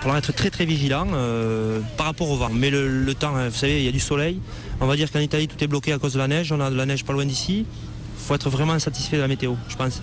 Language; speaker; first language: French; non-native, fluent; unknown